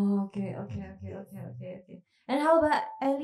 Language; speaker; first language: English; non-native, learner; Indonesian